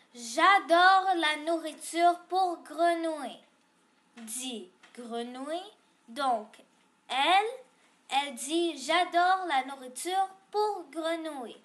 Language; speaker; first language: French; non-native, local second language; English